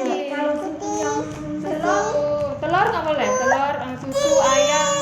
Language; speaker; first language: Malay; non-native, local second language; Achinese